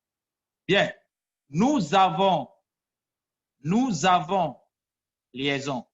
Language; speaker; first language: French; non-native, fluent; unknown